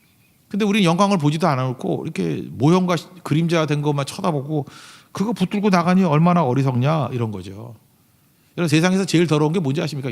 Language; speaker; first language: Korean; native; Korean